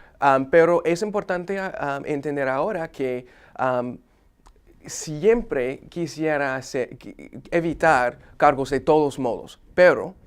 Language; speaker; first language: Spanish; non-native, fluent; English